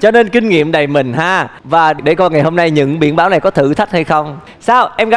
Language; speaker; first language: Vietnamese; native; Vietnamese